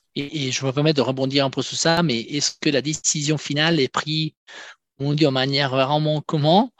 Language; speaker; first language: French; non-native, fluent; Italian